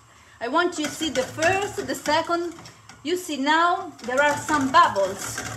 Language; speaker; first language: English; non-native, fluent; Italian